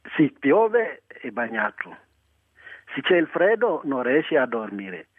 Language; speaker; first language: Italian; non-native, fluent; Wolof